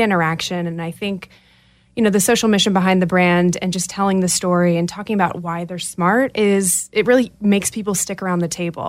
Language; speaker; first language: English; native; English